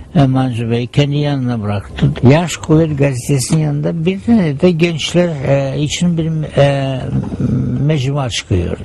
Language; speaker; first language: Turkish; non-native, fluent; Ukrainian